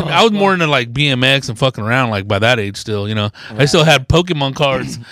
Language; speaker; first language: English; early bilingual, other home language; Spanish